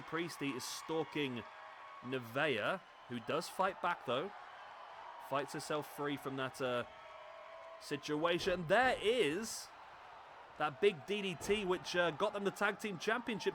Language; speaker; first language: English; native; English